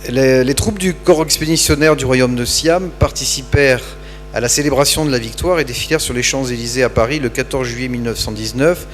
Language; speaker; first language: French; native; French